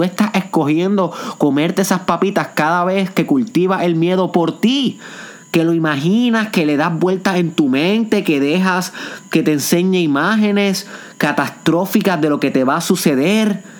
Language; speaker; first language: Spanish; native; Spanish